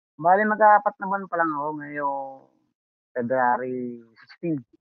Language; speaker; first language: Filipino; native; Filipino